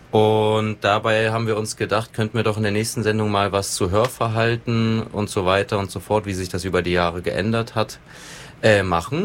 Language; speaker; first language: German; native; German